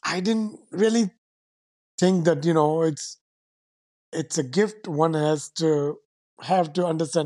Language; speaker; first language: English; non-native, local second language; Sindhi